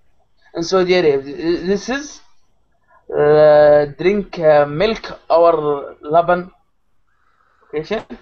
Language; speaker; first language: English; non-native, learner; Arabic